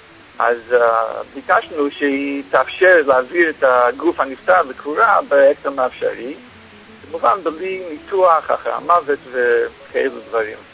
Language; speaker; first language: Hebrew; non-native, fluent; English